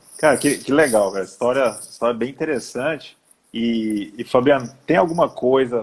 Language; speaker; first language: Portuguese; native; Portuguese